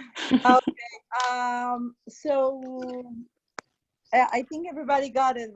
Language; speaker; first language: English; non-native, fluent; Spanish